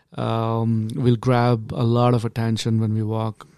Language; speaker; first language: English; non-native, local second language; Kannada